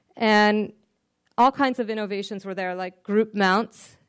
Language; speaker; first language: English; native; English